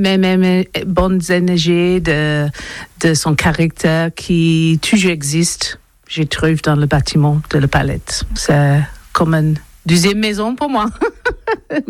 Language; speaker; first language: French; non-native, learner; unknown